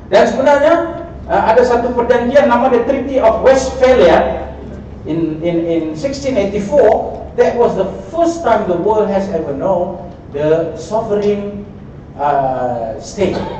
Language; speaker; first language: English; non-native, local second language; Malay